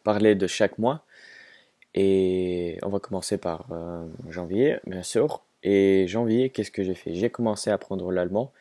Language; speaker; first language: French; non-native, fluent; Russian